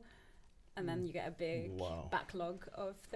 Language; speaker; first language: English; early bilingual, other home language; Turkish